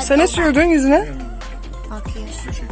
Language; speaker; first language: Turkish; non-native, fluent; Dutch